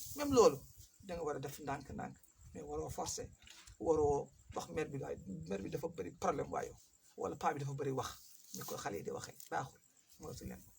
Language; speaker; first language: Wolof; non-native, local second language; Fula